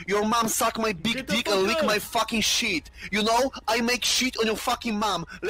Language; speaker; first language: English; non-native, learner; Polish